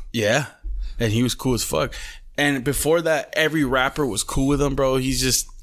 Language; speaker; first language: English; early bilingual, other home language; Spanish